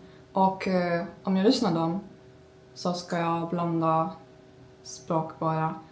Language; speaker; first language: Swedish; non-native, learner; Turkish